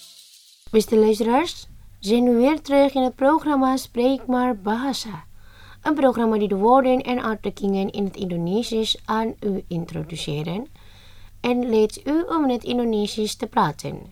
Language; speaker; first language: Dutch; non-native, fluent; Indonesian